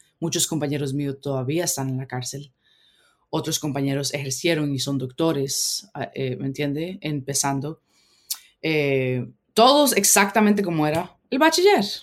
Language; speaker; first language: Spanish; early bilingual, heritage; Spanish